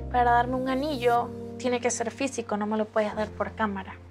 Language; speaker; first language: Spanish; native; Spanish